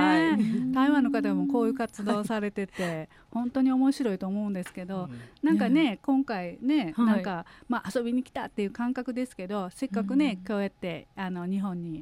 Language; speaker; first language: Japanese; native; Japanese